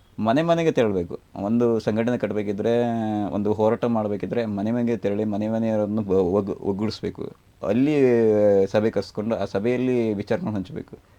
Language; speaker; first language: Kannada; native; Kannada